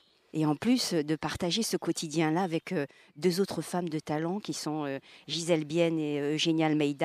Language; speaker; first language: French; early bilingual, other home language; Berber languages